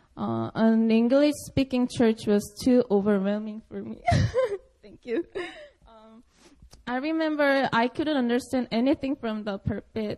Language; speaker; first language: English; non-native, fluent; Korean